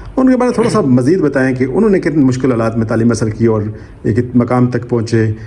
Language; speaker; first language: Urdu; non-native, local second language; Northern Hindko